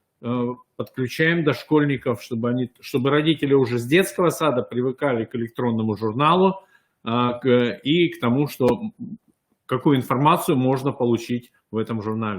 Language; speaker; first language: Russian; native; Russian